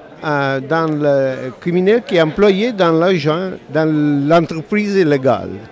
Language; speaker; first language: French; non-native, learner; Italian